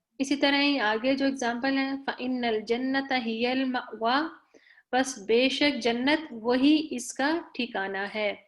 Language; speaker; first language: Urdu; native; Urdu